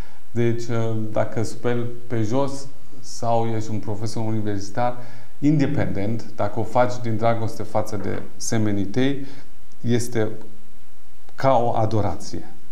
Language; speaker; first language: Romanian; non-native, fluent; Persian